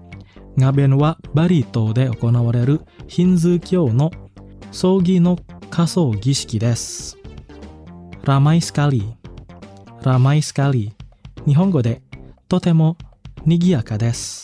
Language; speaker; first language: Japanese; non-native, fluent; Indonesian